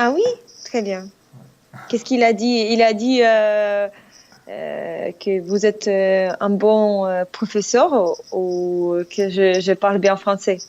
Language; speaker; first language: French; non-native, fluent; Russian